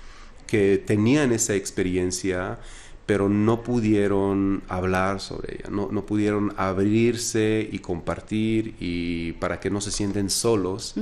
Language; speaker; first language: Spanish; non-native, fluent; Arabic